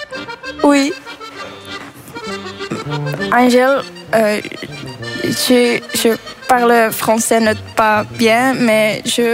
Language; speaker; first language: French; non-native, local second language; Dutch